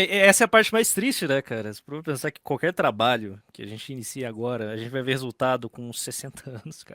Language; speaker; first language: Portuguese; native; Portuguese